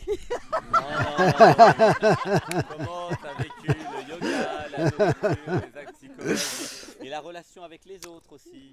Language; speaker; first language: French; native; French